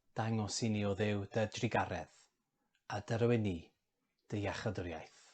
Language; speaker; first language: Welsh; non-native, local second language; English